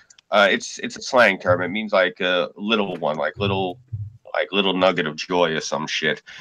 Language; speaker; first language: English; native; English